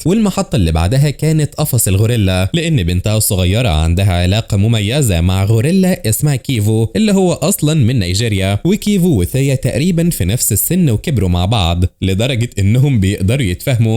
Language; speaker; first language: Arabic; native; Arabic